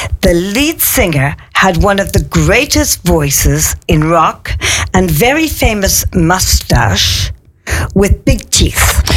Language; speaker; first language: English; native; English